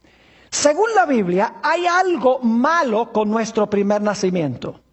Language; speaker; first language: Spanish; native; Spanish